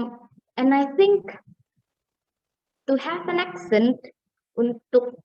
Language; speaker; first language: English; non-native, fluent; Indonesian